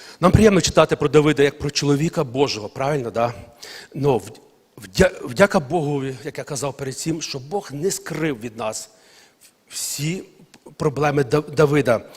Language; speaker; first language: Ukrainian; non-native, local second language; Russian